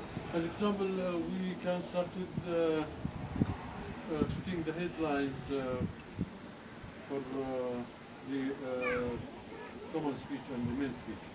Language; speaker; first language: English; non-native, learner; Arabic